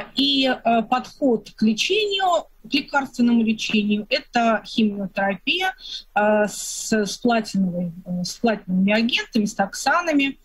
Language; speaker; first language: Russian; native; Russian